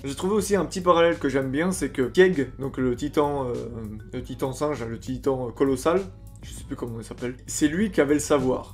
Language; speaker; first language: French; native; French